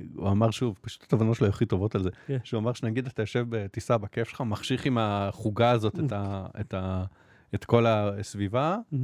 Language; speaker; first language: Hebrew; native; Hebrew